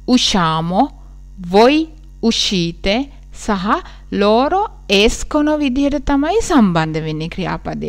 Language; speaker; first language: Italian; non-native, fluent; Sinhala